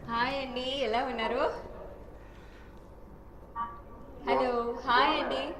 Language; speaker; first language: Telugu; non-native, learner; Tamil